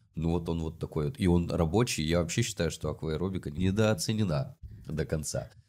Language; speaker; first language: Russian; native; Russian